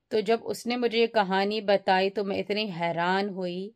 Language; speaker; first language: Urdu; early bilingual, heritage; Urdu